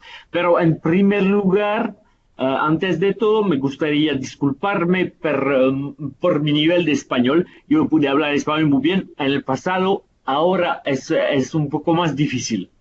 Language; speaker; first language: Spanish; non-native, fluent; Italian